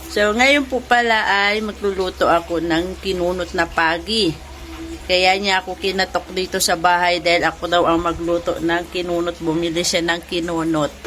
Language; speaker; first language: Filipino; native; Filipino